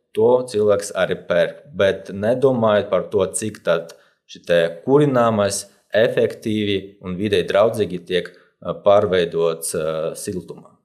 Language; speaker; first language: Latvian; non-native, local second language; Russian